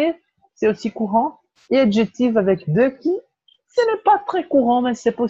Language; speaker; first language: French; non-native, fluent; Portuguese